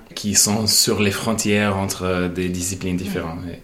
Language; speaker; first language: French; non-native, fluent; English